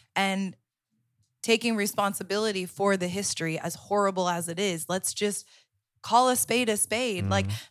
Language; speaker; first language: English; native; English